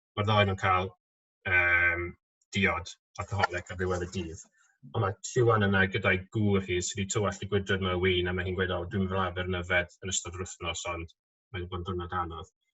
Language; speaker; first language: Welsh; native; Welsh